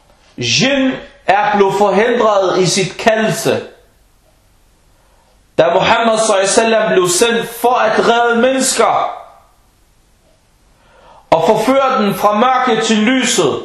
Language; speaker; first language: Danish; non-native, local second language; Arabic